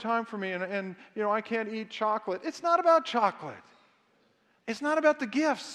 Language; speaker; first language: English; native; English